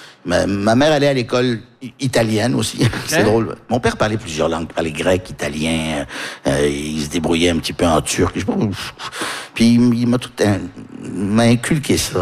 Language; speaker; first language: French; early bilingual, other home language; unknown